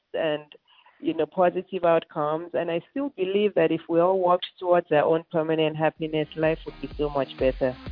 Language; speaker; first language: English; non-native, local second language; Yoruba